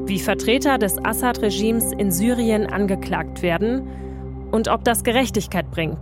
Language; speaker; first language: German; native; German